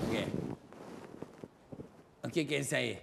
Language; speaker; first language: Portuguese; native; Portuguese